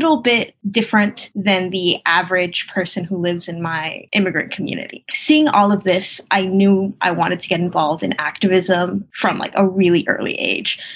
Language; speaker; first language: English; early bilingual, other home language; Spanish